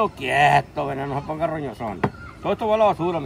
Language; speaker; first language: Spanish; native; Spanish